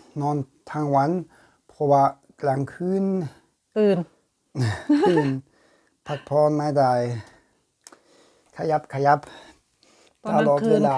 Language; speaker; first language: Thai; non-native, learner; German